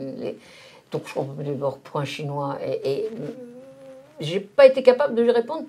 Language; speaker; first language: French; native; French